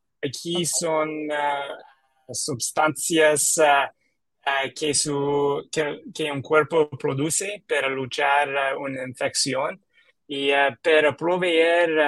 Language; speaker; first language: Spanish; non-native, learner; English